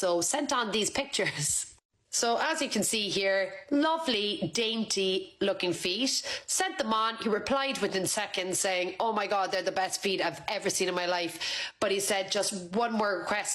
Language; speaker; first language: English; native; English